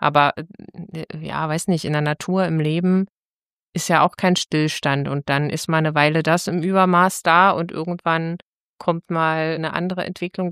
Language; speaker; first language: German; native; German